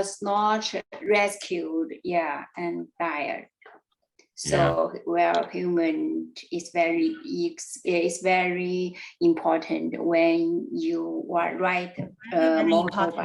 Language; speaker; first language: English; non-native, learner; Chinese